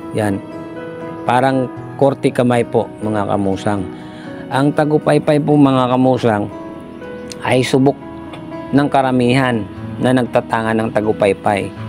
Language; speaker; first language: Filipino; non-native, local second language; Hiligaynon